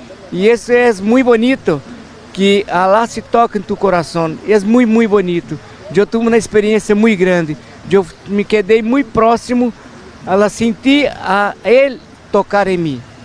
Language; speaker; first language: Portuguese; non-native, learner; Spanish